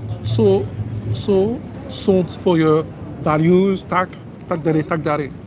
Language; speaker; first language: Polish; non-native, learner; French